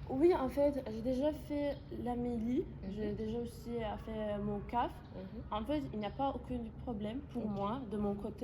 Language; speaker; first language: French; non-native, fluent; Azerbaijani